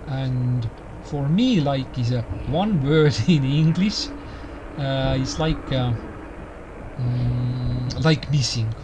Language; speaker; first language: English; non-native, learner; Estonian